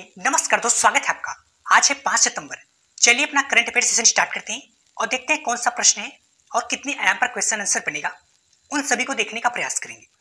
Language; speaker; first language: Hindi; native; Hindi